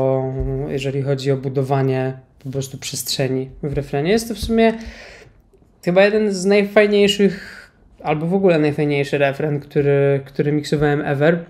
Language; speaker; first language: Polish; native; Polish